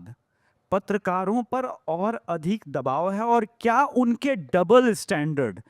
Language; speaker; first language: Hindi; native; Hindi